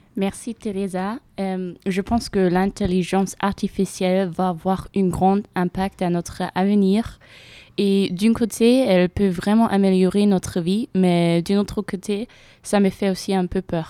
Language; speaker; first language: French; non-native, learner; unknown